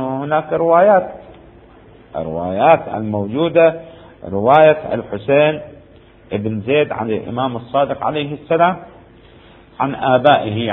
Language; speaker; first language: Arabic; native; Arabic